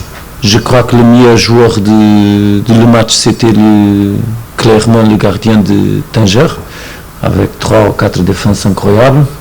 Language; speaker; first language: French; non-native, fluent; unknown